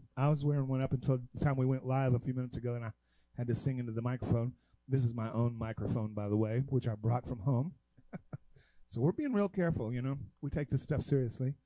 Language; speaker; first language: English; native; English